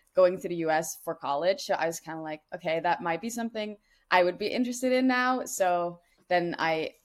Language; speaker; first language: English; non-native, fluent; Dutch